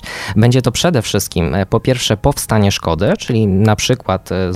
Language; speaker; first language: Polish; native; Polish